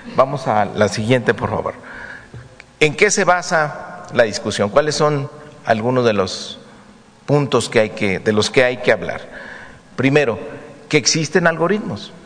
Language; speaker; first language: Spanish; native; Spanish